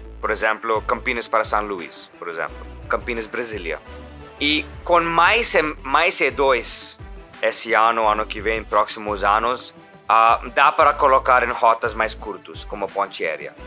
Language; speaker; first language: Portuguese; non-native, learner; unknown